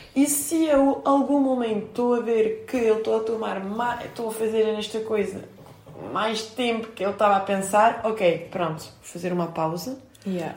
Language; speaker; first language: Portuguese; non-native, fluent; French